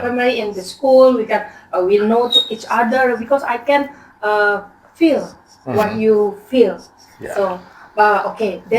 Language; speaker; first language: English; non-native, learner; Indonesian